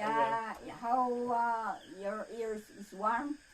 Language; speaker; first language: English; non-native, learner; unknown